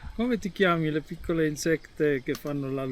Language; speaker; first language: Italian; non-native, fluent; German